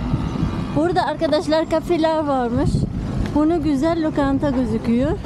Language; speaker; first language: Turkish; non-native, learner; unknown